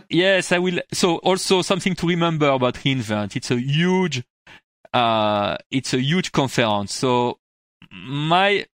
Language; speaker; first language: English; non-native, fluent; French